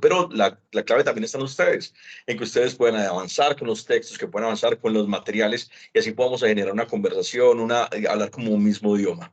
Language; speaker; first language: Spanish; native; Spanish